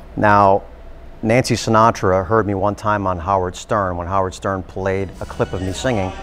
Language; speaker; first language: English; native; English